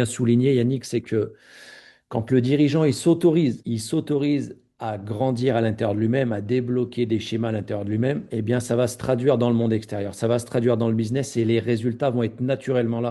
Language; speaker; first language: French; native; French